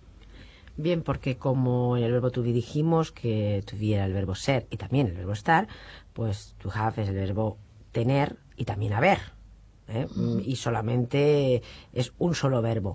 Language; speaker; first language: Spanish; native; Spanish